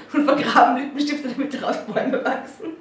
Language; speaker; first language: German; native; German